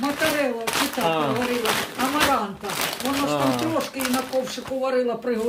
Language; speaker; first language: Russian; non-native, local second language; Ukrainian